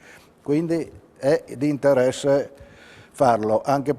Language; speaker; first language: Italian; native; Italian